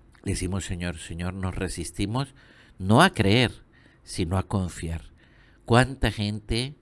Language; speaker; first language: Spanish; native; Spanish